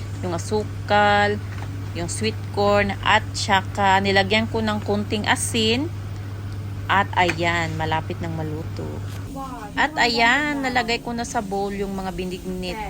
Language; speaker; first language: Filipino; non-native, local second language; Cebuano